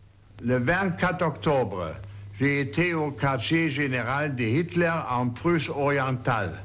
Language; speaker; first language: French; non-native, fluent; German